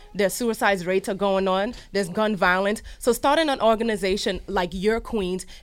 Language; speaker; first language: English; early bilingual, other home language; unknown